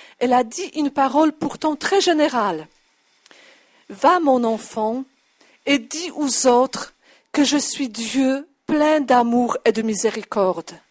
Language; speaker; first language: French; non-native, fluent; Polish